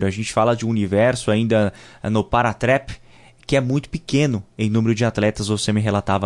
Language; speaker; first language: Portuguese; native; Portuguese